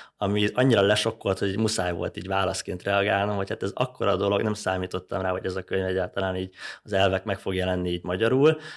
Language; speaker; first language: Hungarian; native; Hungarian